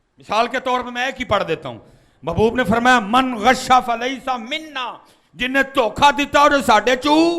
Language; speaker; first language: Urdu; non-native, local second language; Punjabi